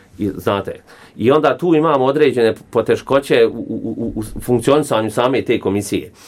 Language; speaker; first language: Croatian; native; Croatian